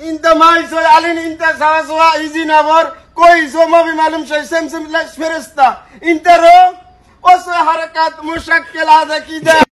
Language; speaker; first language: Arabic; non-native, learner; Bangla